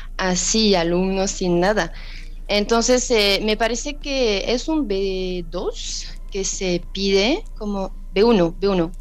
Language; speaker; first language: Spanish; non-native, fluent; French